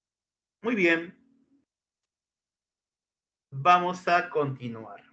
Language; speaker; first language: Spanish; native; Spanish